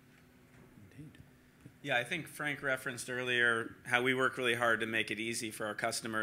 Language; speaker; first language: English; native; English